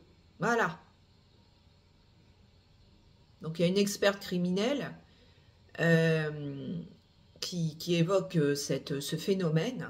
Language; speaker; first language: French; native; French